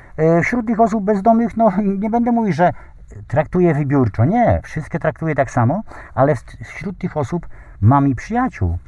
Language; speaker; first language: Polish; native; Polish